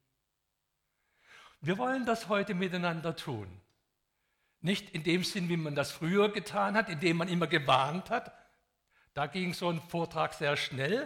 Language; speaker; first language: German; native; German